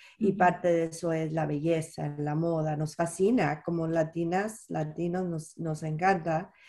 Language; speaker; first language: Spanish; early bilingual, heritage; Spanish